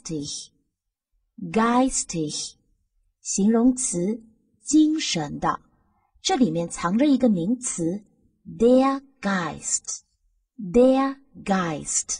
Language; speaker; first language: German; non-native, fluent; Chinese